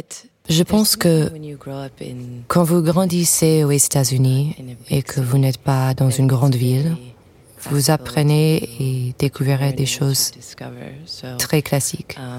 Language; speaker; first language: French; non-native, fluent; English